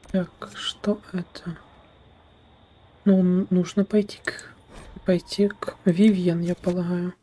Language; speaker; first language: Russian; native; Russian